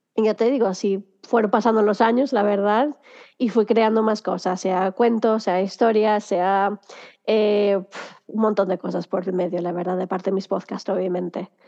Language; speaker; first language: Spanish; early bilingual, heritage; Spanish